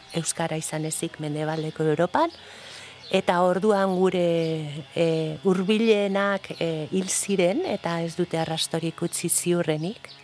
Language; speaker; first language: Basque; non-native, local second language; Spanish